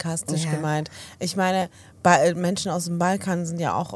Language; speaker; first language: German; early bilingual, other home language; Arabic